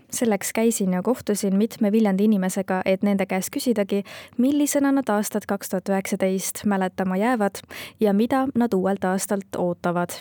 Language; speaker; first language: Estonian; native; Estonian